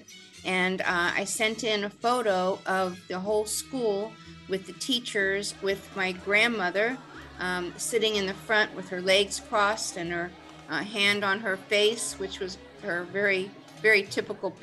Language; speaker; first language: English; native; English